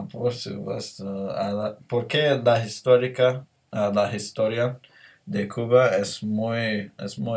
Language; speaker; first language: Spanish; non-native, learner; English